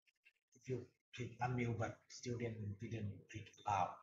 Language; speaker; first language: English; non-native, learner; Thai